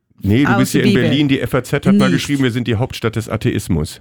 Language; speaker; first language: German; native; German